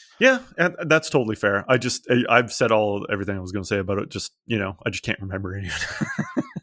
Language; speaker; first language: English; native; English